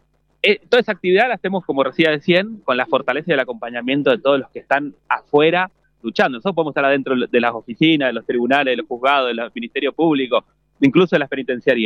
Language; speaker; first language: Spanish; native; Spanish